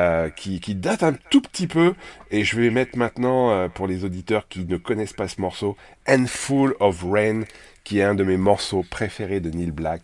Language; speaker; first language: French; native; French